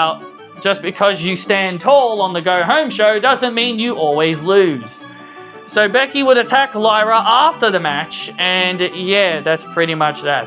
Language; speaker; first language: English; native; English